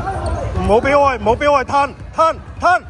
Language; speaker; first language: Cantonese; native; Cantonese